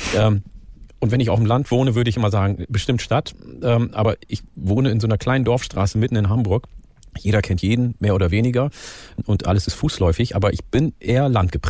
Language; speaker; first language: German; early bilingual, other home language; Oromo